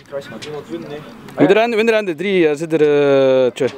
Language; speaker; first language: Dutch; native; Dutch